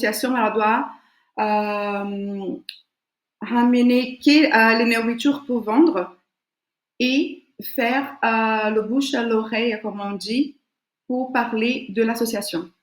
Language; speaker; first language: French; non-native, fluent; Portuguese